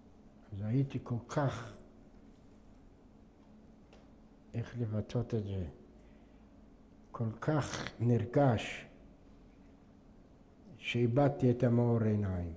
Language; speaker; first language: Hebrew; non-native, fluent; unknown